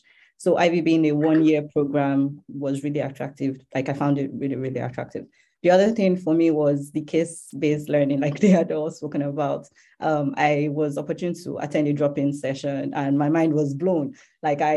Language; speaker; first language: English; non-native, local second language; Yoruba